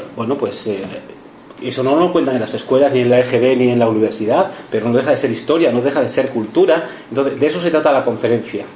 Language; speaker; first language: Spanish; native; Spanish